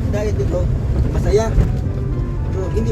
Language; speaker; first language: Filipino; non-native, local second language; Cebuano